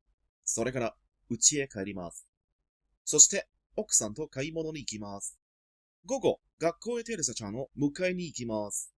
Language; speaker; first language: Japanese; non-native, fluent; Cantonese